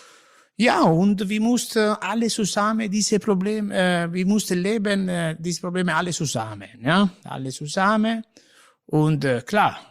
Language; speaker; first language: German; non-native, learner; Italian